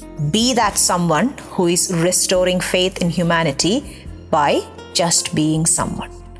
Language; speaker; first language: English; non-native, local second language; Malayalam